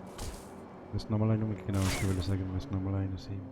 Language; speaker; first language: German; native; German